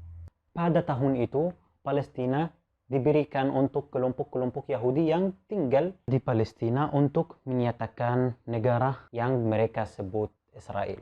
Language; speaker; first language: Indonesian; non-native, fluent; Arabic